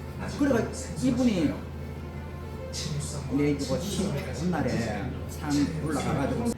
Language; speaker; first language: Korean; native; Korean